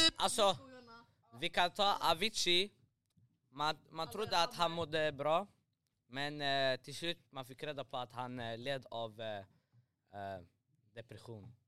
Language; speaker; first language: Swedish; early bilingual, other home language; Arabic